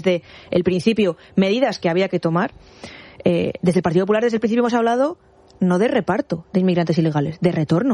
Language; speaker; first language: Spanish; native; Spanish